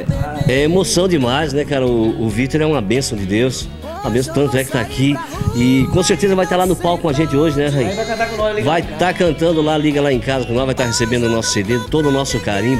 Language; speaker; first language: Portuguese; native; Portuguese